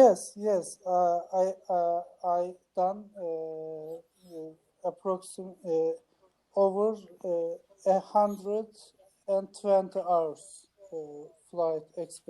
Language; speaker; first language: English; non-native, learner; Turkish